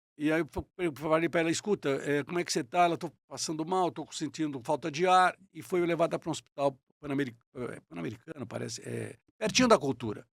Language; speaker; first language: Portuguese; early bilingual, other home language; Italian